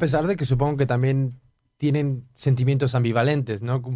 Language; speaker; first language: Spanish; native; Spanish